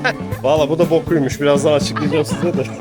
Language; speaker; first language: Turkish; native; Turkish